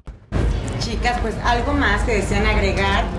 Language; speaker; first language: Spanish; native; Spanish